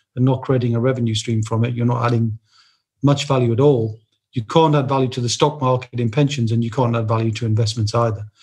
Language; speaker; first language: English; native; English